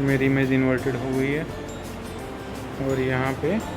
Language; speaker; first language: Hindi; native; Hindi